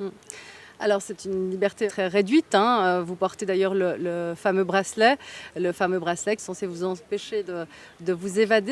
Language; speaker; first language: French; native; French